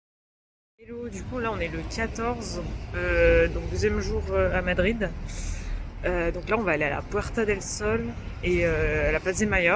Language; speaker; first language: French; native; French